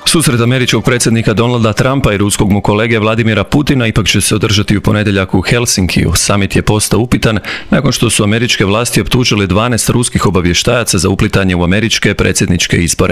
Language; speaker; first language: Croatian; native; Croatian